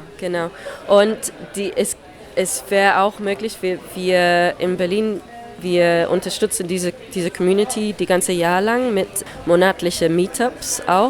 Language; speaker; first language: German; non-native, fluent; English